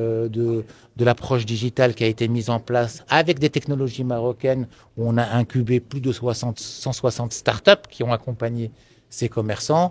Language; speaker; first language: French; non-native, local second language; Arabic